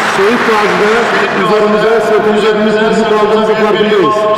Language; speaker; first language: Turkish; native; Turkish